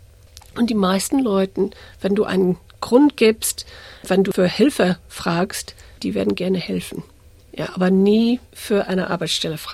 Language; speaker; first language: German; non-native, fluent; English